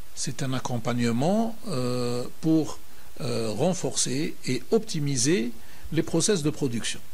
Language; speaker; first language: French; non-native, local second language; Arabic